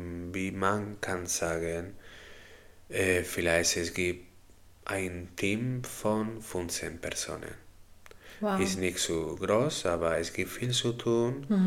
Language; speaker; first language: German; non-native, learner; Spanish